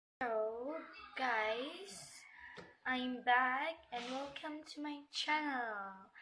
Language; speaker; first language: English; non-native, local second language; Cebuano